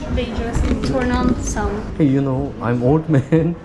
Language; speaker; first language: English; non-native, learner; Korean